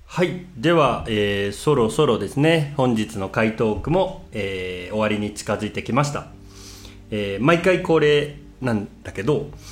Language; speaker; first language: Japanese; native; Japanese